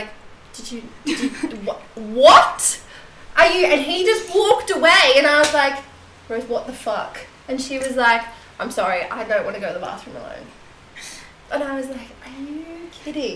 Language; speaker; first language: English; native; English